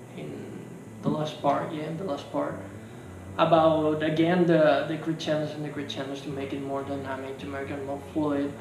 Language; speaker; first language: English; non-native, fluent; Spanish